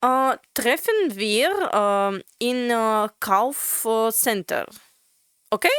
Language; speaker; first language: German; non-native, learner; Latvian